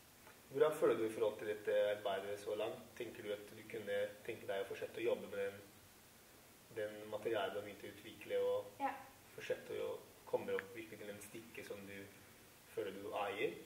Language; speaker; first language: Norwegian; non-native, fluent; Italian